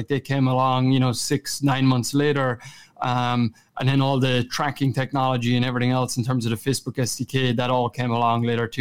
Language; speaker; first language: English; native; English